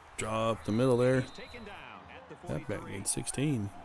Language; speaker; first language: English; native; English